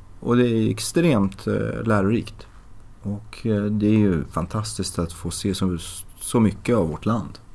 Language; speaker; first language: Swedish; early bilingual, other home language; Persian